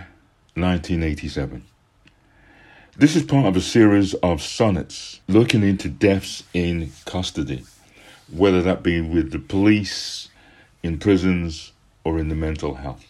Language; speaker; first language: English; native; English